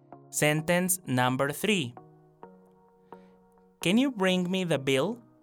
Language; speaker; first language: English; non-native, fluent; Spanish